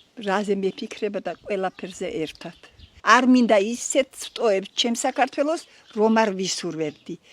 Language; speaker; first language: Georgian; native; Georgian